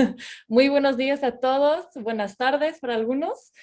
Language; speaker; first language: Spanish; non-native, fluent; English